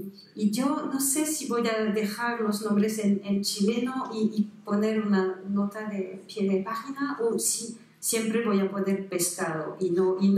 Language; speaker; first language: Spanish; non-native, fluent; French